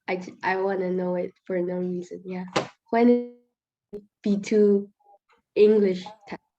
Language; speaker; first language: English; non-native, fluent; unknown